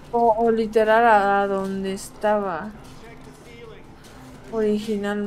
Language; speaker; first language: Spanish; native; Spanish